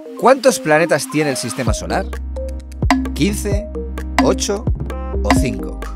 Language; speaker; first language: Spanish; native; Spanish